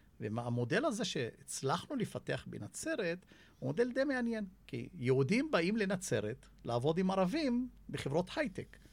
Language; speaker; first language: Hebrew; non-native, local second language; Arabic